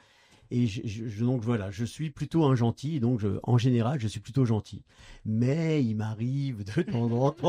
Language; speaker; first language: French; native; French